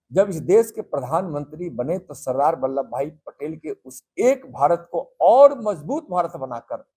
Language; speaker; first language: Hindi; native; Hindi